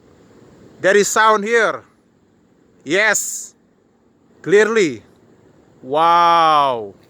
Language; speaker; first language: English; non-native, learner; Indonesian